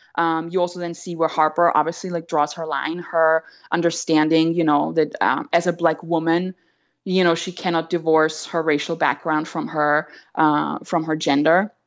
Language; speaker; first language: English; non-native, fluent; German